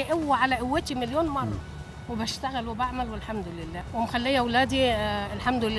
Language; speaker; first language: Arabic; native; Arabic